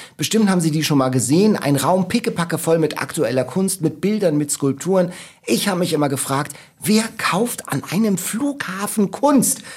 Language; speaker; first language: German; native; German